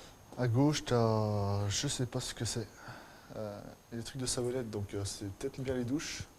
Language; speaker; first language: French; native; French